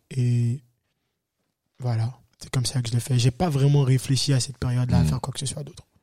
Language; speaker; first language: French; native; French